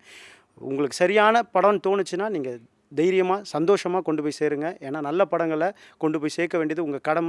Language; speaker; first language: Tamil; native; Tamil